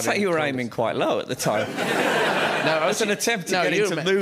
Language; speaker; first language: English; native; English